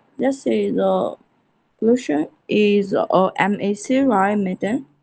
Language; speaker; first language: English; non-native, learner; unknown